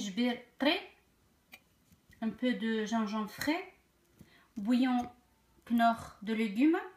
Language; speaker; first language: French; non-native, local second language; Arabic